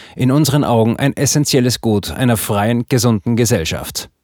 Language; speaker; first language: German; non-native, fluent; Chinese